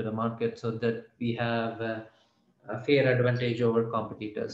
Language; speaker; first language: English; non-native, local second language; Telugu